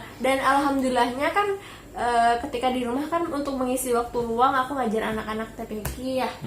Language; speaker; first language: Indonesian; native; Indonesian